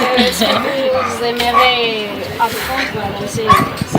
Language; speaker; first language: French; non-native, learner; Spanish